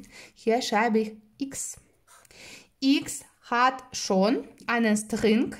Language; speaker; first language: German; non-native, fluent; Russian